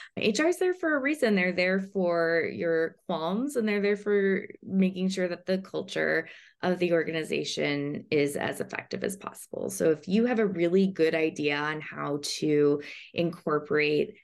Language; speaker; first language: English; native; English